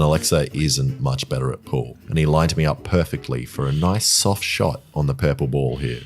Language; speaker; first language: English; native; English